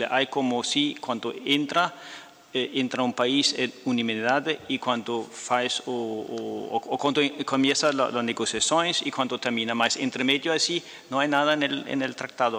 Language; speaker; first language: Portuguese; non-native, fluent; Danish